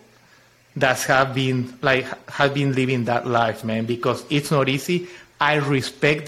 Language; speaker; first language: English; non-native, fluent; Spanish